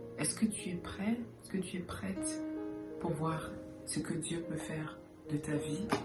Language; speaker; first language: French; early bilingual, heritage; French